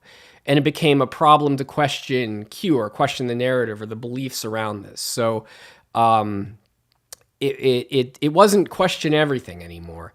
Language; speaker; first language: English; native; English